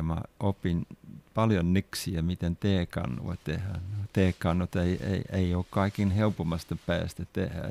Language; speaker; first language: Finnish; non-native, fluent; English